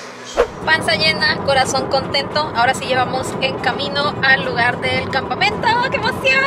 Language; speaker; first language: Spanish; native; Spanish